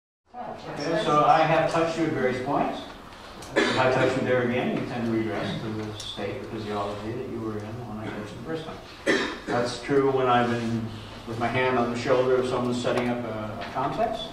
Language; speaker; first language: English; native; English